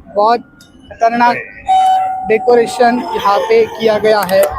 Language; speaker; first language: Hindi; non-native, local second language; Marathi